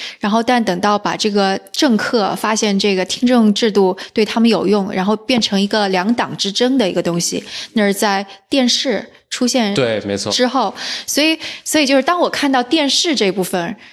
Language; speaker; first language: Chinese; native; Chinese